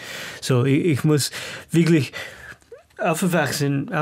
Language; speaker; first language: German; non-native, learner; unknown